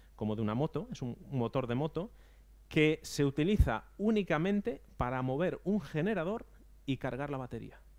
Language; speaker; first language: Spanish; native; Spanish